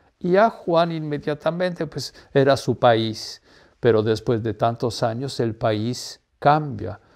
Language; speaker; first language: Spanish; non-native, fluent; Polish